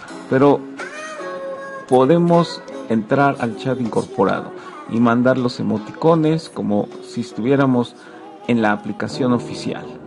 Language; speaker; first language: Spanish; native; Spanish